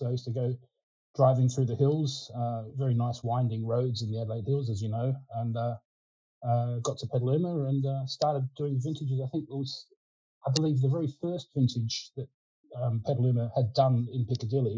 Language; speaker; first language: English; early bilingual, other home language; Ukrainian